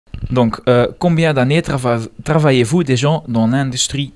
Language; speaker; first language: French; non-native, learner; Dutch